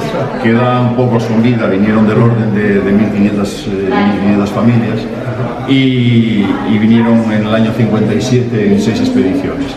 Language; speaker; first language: Spanish; native; Spanish